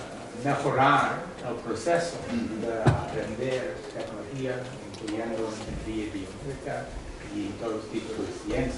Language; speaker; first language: Spanish; non-native, learner; English